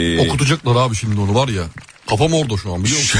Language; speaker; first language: Turkish; native; Turkish